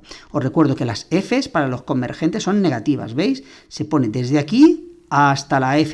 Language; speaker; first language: Spanish; native; Spanish